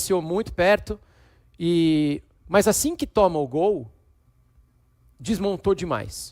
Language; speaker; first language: Portuguese; native; Portuguese